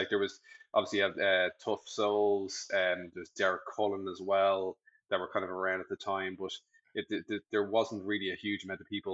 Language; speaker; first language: English; native; English